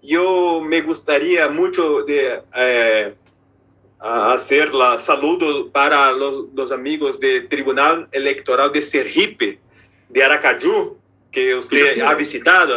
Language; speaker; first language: Spanish; non-native, fluent; Portuguese